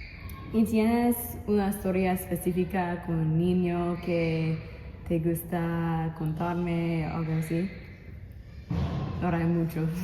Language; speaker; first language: Spanish; non-native, learner; English